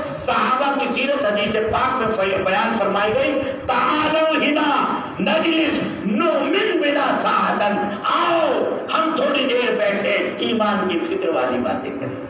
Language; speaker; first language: Urdu; native; Urdu